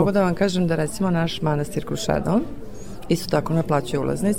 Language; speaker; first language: Serbian; native; Serbian